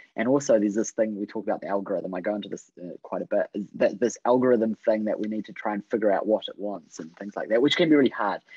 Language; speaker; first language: English; native; English